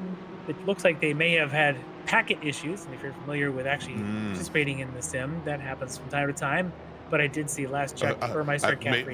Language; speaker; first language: English; native; English